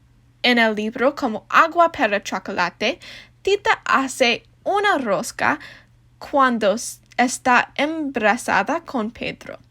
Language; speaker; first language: Spanish; non-native, learner; English